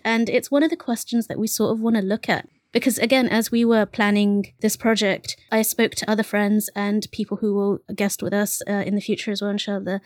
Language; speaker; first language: English; early bilingual, other home language; Bangla